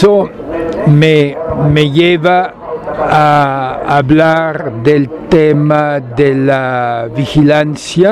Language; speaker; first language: Spanish; non-native, fluent; French